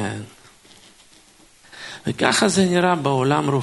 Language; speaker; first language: Hebrew; non-native, fluent; Russian